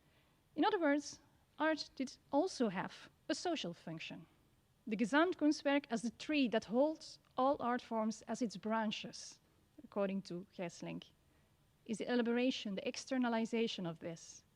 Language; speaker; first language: English; non-native, fluent; Dutch